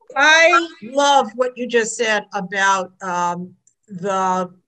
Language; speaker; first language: English; native; English